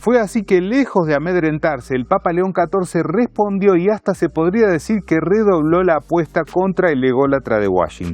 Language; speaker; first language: Spanish; native; Spanish